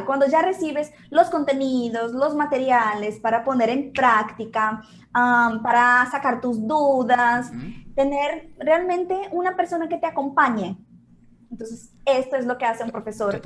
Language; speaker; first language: Spanish; non-native, fluent; Portuguese